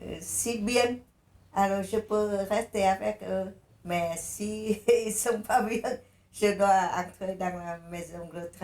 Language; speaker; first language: French; non-native, learner; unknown